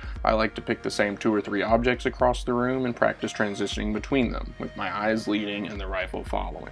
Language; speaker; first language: English; native; English